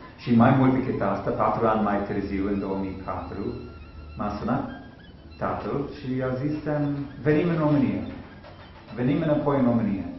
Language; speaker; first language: Romanian; non-native, fluent; English